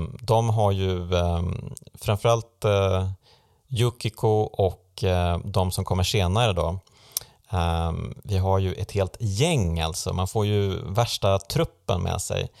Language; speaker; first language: Swedish; native; Swedish